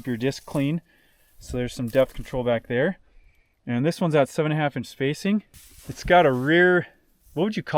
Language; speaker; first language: English; native; English